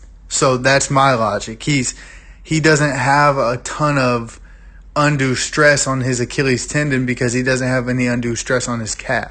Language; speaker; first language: English; native; English